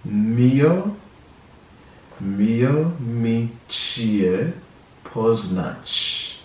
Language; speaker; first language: Polish; non-native, learner; English